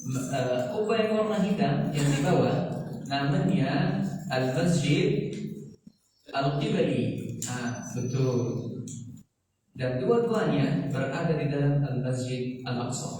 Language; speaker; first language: Indonesian; non-native, fluent; Arabic